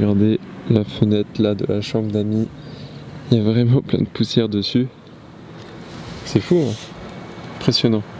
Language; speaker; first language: French; native; French